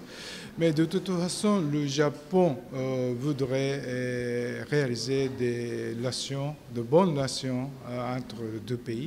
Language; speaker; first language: French; non-native, learner; Japanese